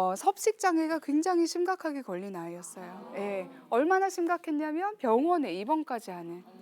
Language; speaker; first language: Korean; early bilingual, heritage; Korean